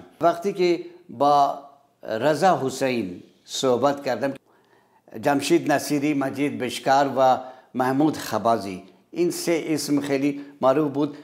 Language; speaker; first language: Persian; non-native, fluent; Urdu